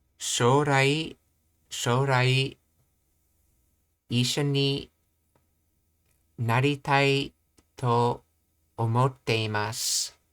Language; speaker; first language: Japanese; non-native, learner; English